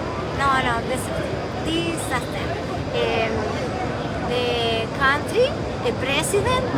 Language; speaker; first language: English; non-native, learner; Spanish